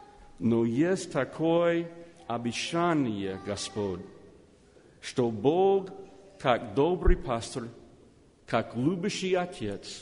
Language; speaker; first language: Russian; non-native, learner; English